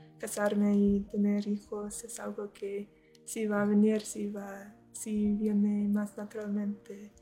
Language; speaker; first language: Spanish; non-native, learner; English